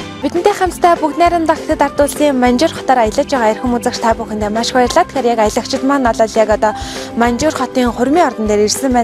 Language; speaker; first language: Mongolian; native; Mongolian